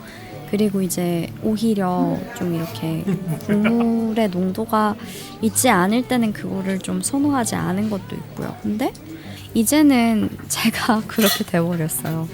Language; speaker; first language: Korean; non-native, fluent; Persian